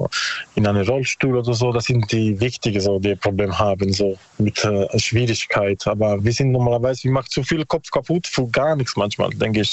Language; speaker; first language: German; non-native, learner; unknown